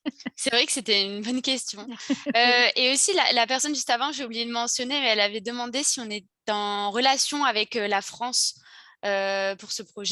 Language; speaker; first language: French; native; French